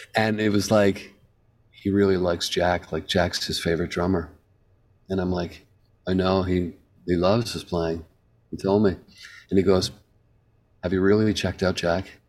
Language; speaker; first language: English; native; English